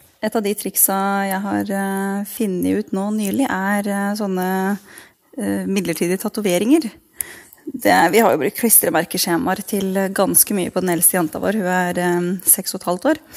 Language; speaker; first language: Norwegian; native; Norwegian